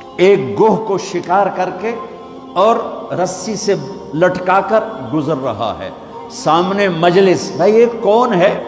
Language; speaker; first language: Urdu; non-native, local second language; Punjabi